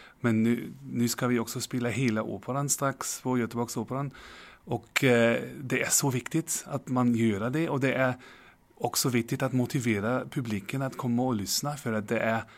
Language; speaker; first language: Swedish; non-native, fluent; German